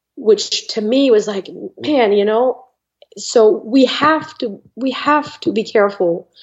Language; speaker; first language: English; non-native, fluent; French